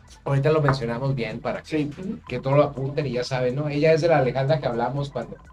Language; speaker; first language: Spanish; native; Spanish